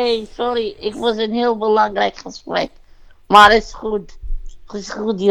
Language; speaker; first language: Dutch; non-native, learner; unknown